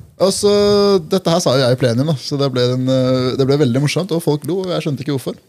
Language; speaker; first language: Norwegian; early bilingual, other home language; Punjabi